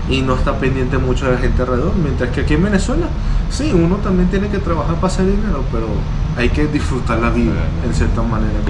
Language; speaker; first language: Spanish; native; Spanish